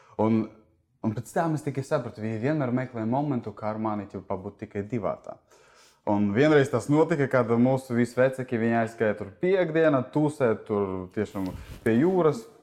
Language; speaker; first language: Latvian; non-native, local second language; Russian